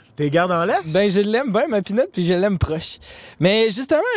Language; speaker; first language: French; native; French